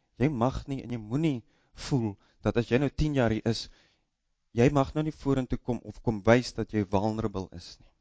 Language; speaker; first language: Afrikaans; native; Afrikaans